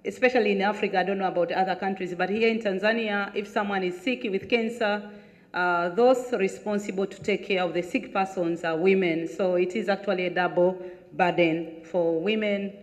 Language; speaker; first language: English; non-native, local second language; Swahili